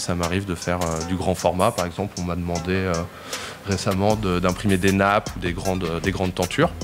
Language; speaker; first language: French; native; French